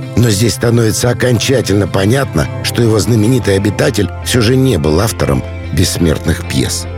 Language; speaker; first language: Russian; native; Russian